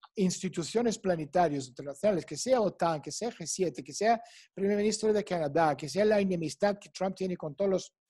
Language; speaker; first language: Spanish; non-native, fluent; Russian